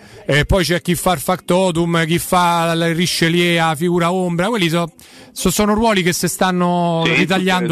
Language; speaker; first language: Italian; native; Italian